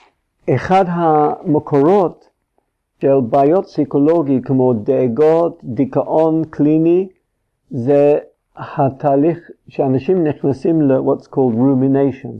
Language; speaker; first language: Hebrew; non-native, fluent; English